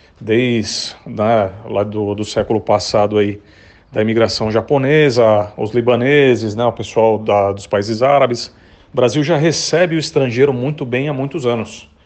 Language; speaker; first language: Portuguese; native; Portuguese